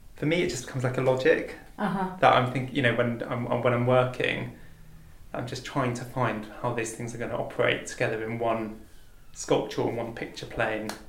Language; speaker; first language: English; native; English